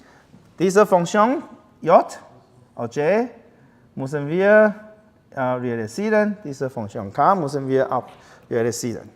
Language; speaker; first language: German; non-native, learner; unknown